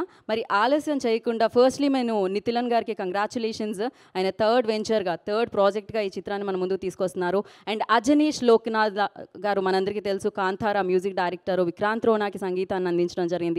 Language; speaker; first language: Telugu; native; Telugu